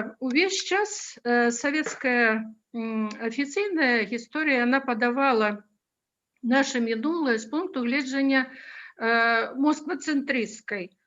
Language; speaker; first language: Belarusian; non-native, local second language; Russian